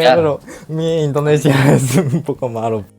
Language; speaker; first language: Spanish; non-native, learner; Japanese